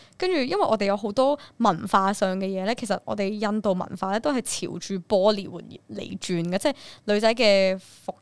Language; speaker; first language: Cantonese; early bilingual, other home language; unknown